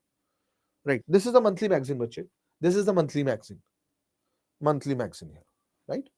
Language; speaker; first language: English; non-native, local second language; Hindi